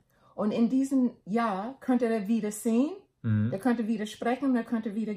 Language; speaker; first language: German; non-native, learner; English